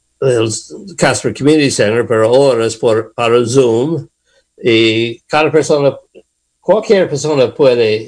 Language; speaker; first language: Spanish; non-native, learner; English